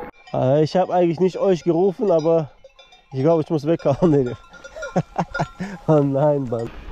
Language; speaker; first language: German; non-native, learner; Russian